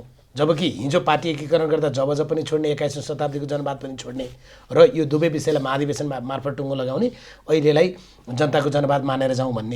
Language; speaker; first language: Nepali; native; Nepali